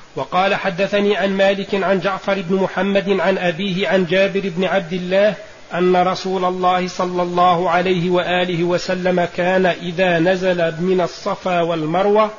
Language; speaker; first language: Arabic; native; Arabic